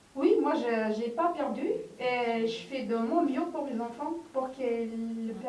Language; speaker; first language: French; non-native, fluent; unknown